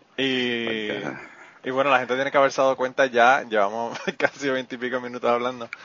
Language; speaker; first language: Spanish; native; Spanish